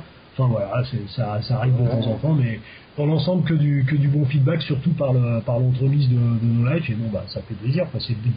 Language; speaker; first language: French; native; French